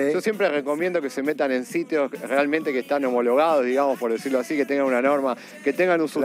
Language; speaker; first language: Spanish; native; Spanish